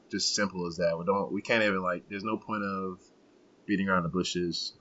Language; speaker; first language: English; non-native, local second language; Kinyarwanda